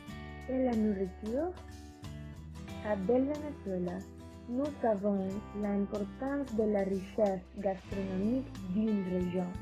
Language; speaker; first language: French; non-native, learner; Spanish